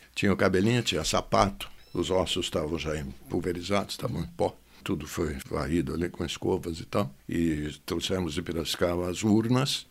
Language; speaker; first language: Portuguese; native; Portuguese